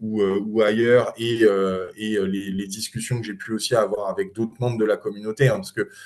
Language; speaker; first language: French; native; French